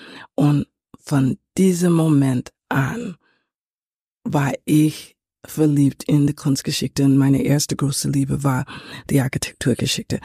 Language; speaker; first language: German; non-native, fluent; English